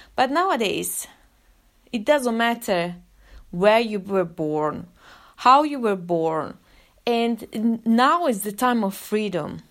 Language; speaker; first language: English; non-native, fluent; Italian